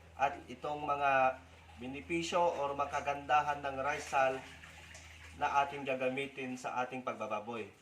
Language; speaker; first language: Filipino; non-native, local second language; Iloko